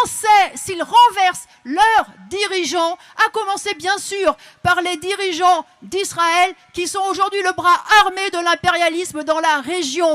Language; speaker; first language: French; native; French